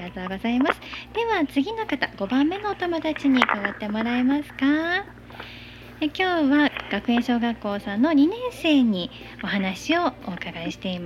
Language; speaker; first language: Japanese; native; Japanese